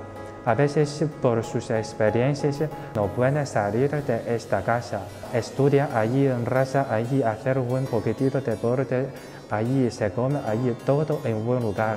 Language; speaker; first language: Spanish; non-native, local second language; Chinese